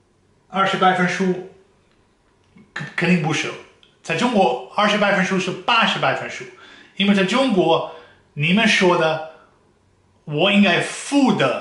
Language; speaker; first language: Chinese; non-native, fluent; Dutch